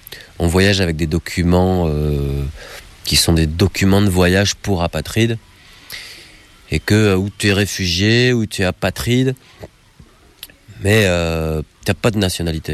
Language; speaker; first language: French; native; French